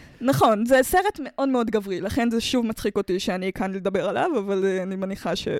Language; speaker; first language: Hebrew; native; Hebrew